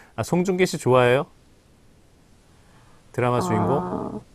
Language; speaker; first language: Korean; native; Korean